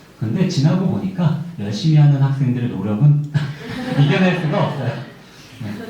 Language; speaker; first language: Korean; native; Korean